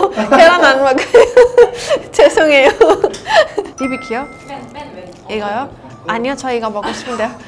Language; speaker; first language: Korean; non-native, fluent; Persian